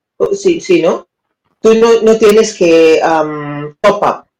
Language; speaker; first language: Spanish; non-native, learner; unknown